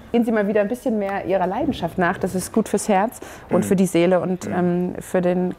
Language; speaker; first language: German; native; German